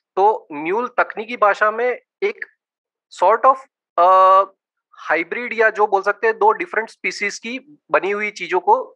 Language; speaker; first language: Hindi; non-native, local second language; Gujarati